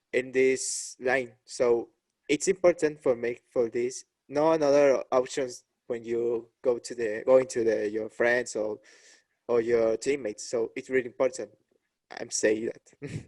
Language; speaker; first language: English; non-native, learner; Spanish